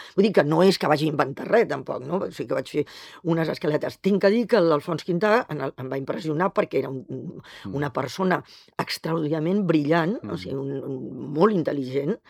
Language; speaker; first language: Catalan; native; Catalan